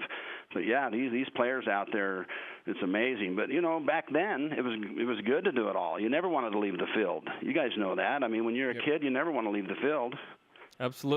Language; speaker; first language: English; native; English